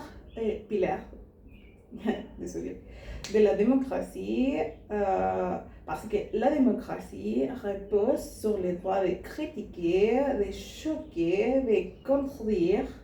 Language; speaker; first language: French; non-native, learner; Spanish